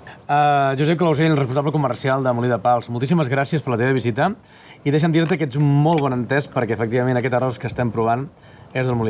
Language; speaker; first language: Catalan; native; Catalan